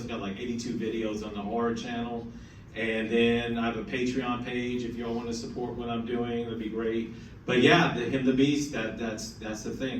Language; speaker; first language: English; native; English